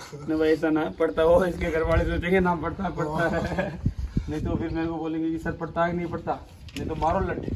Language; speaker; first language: Hindi; native; Hindi